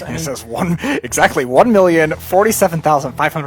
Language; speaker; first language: English; native; English